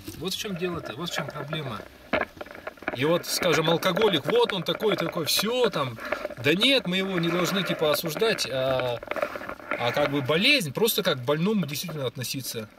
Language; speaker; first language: Russian; native; Russian